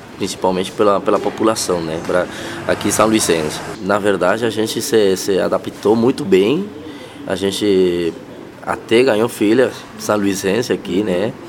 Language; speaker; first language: Portuguese; non-native, fluent; Spanish